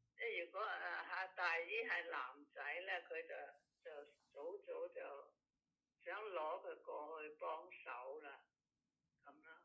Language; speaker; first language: Cantonese; native; Cantonese